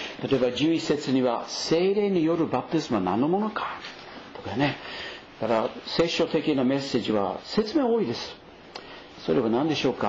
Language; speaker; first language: Japanese; non-native, fluent; English